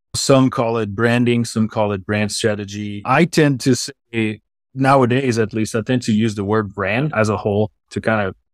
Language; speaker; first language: English; non-native, fluent; German